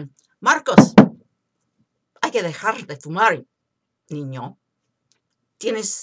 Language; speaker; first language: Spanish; non-native, fluent; English